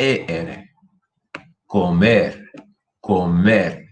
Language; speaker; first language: Spanish; non-native, fluent; English